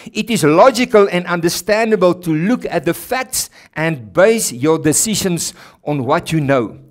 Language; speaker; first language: English; non-native, local second language; Afrikaans